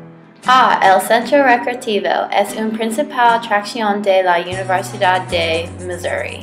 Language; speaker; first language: Spanish; non-native, learner; English